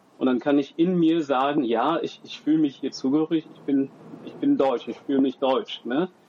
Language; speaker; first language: German; early bilingual, other home language; French